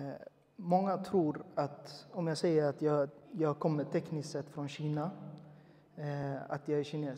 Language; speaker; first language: Swedish; early bilingual, other home language; Uyghur